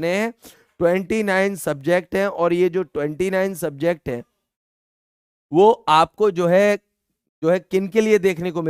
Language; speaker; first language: Hindi; native; Hindi